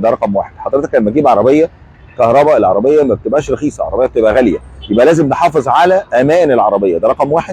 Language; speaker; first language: Arabic; native; Arabic